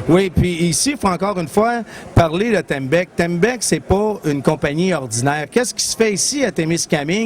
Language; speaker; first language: French; native; French